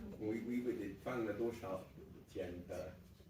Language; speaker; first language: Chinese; non-native, learner; English